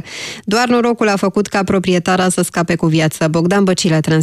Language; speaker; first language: Romanian; native; Romanian